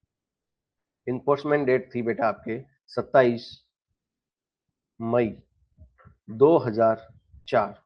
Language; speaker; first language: Hindi; native; Hindi